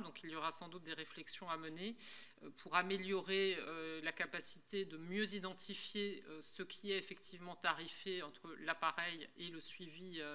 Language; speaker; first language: French; native; French